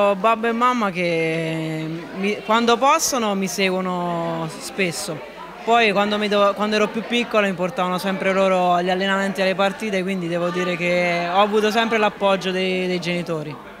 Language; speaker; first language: Italian; native; Italian